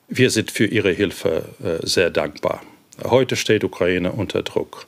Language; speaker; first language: German; non-native, fluent; Ukrainian